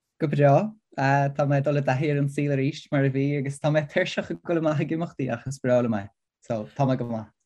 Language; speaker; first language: Irish; non-native, local second language; English